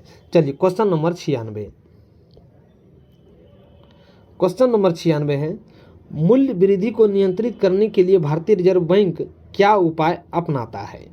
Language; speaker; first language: Hindi; native; Hindi